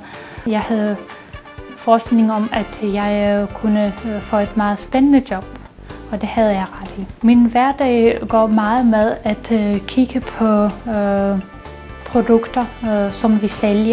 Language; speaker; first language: Danish; non-native, fluent; Belarusian